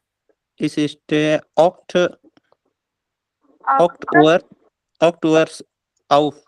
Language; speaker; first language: German; non-native, learner; Hindi